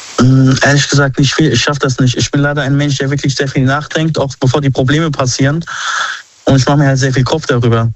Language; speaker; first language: German; early bilingual, other home language; Arabic